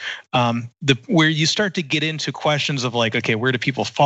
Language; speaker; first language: English; native; English